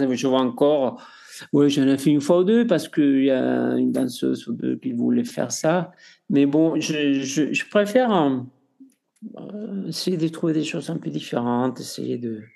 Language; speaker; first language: French; non-native, fluent; Spanish